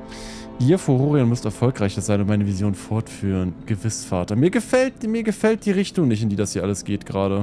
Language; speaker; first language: German; native; German